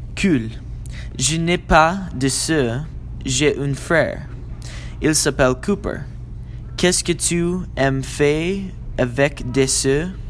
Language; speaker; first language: French; non-native, learner; English